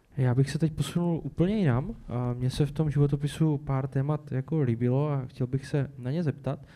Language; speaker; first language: Czech; native; Czech